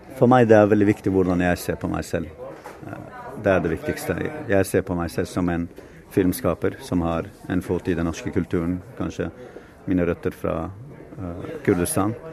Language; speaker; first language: Norwegian; non-native, fluent; Kurdish